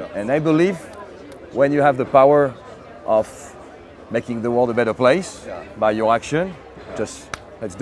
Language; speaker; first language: English; non-native, fluent; French